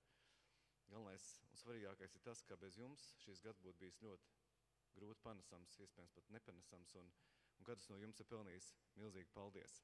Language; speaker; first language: Latvian; native; Latvian